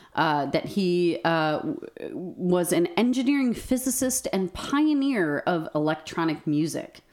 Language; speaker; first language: English; native; English